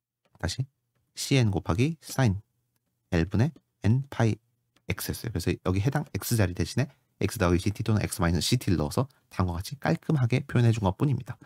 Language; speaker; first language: Korean; native; Korean